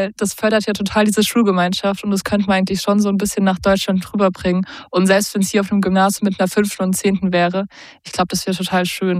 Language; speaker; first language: German; native; German